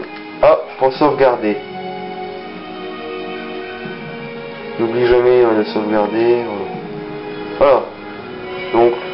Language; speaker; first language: French; native; French